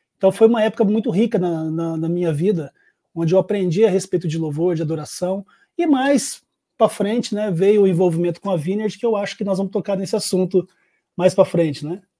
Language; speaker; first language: Portuguese; native; Portuguese